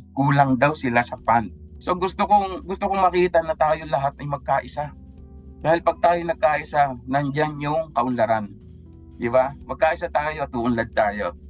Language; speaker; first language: Filipino; native; Filipino